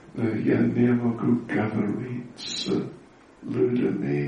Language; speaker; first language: Russian; non-native, learner; English